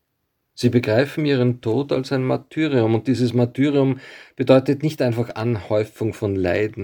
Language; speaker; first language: German; native; German